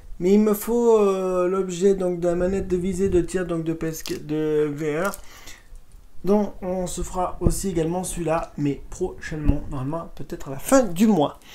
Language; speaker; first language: French; native; French